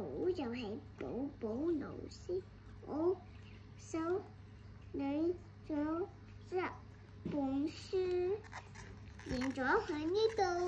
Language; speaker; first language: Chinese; non-native, local second language; Cantonese